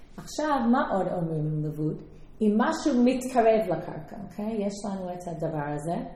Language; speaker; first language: Hebrew; non-native, fluent; English